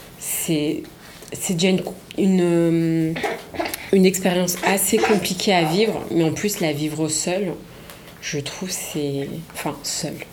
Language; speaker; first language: French; early bilingual, other home language; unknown